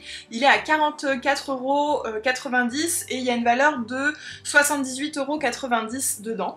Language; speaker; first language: French; native; French